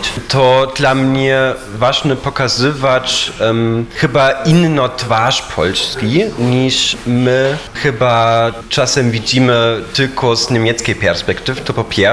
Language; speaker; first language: Polish; non-native, fluent; German